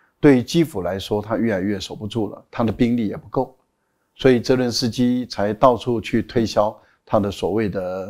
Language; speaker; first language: Chinese; native; Chinese